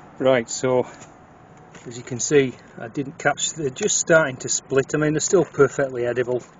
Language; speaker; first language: English; native; English